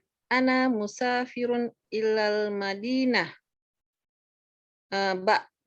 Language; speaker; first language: Arabic; non-native, learner; Indonesian